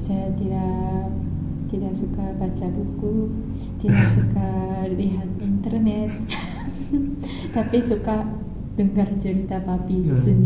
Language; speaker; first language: Indonesian; non-native, fluent; Japanese